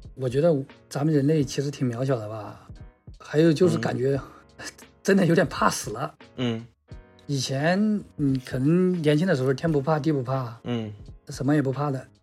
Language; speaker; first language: Chinese; native; Chinese